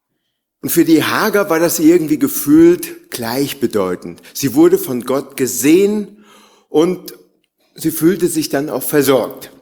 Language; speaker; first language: German; native; German